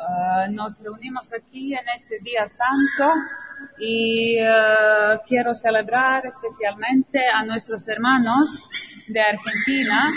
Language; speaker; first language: Spanish; non-native, fluent; Serbian